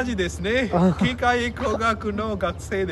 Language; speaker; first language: Japanese; non-native, learner; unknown